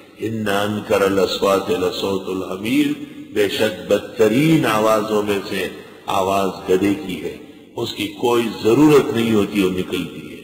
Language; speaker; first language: Urdu; non-native, local second language; Pashto